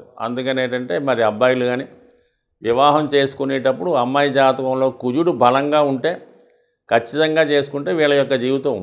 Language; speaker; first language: Telugu; native; Telugu